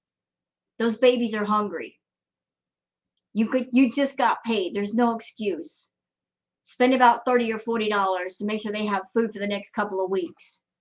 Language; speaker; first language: English; native; English